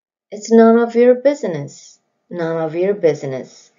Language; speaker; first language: English; non-native, fluent; Korean